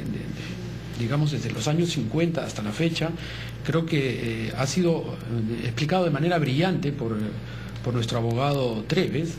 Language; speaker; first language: Spanish; native; Spanish